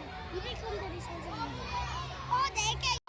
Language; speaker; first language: Korean; early bilingual, heritage; Korean